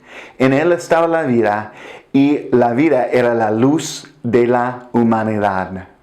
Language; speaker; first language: Spanish; non-native, fluent; English